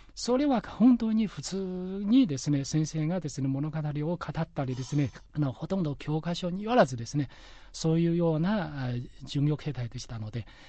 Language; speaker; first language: Japanese; non-native, fluent; Chinese